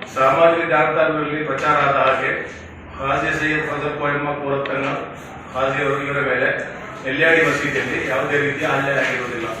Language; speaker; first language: Kannada; non-native, local second language; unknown